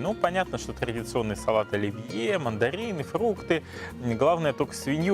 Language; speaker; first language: Russian; native; Russian